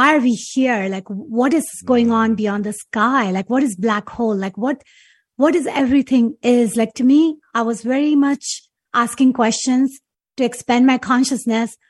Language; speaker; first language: English; non-native, local second language; Urdu